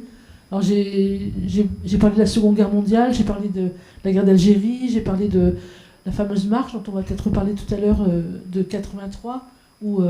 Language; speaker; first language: French; native; French